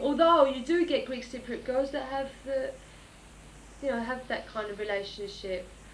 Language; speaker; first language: English; early bilingual, other home language; Greek